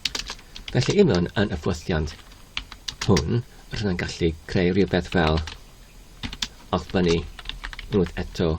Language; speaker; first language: Welsh; non-native, learner; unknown